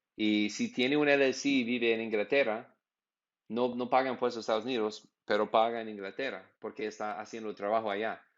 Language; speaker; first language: Spanish; non-native, learner; English